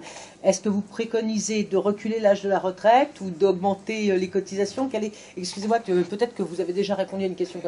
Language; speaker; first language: French; native; French